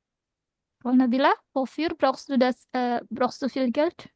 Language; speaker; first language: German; non-native, learner; Indonesian